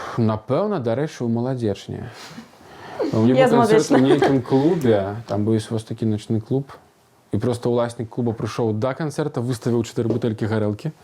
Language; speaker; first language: Belarusian; non-native, local second language; Russian